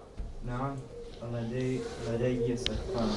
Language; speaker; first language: Arabic; non-native, learner; Bosnian